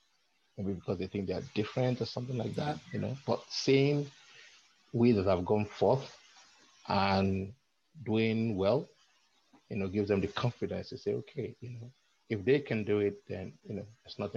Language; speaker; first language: English; non-native, local second language; Yoruba